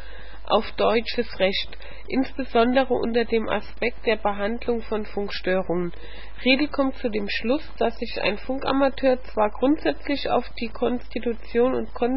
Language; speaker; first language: German; native; German